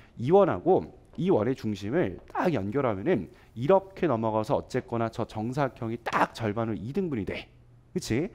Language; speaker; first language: Korean; native; Korean